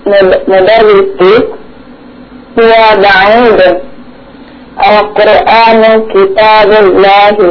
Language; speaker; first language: Arabic; non-native, learner; Indonesian